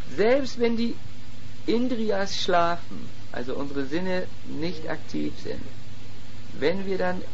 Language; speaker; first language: German; native; German